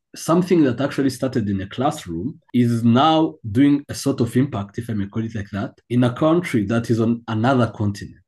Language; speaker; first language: English; non-native, local second language; Kinyarwanda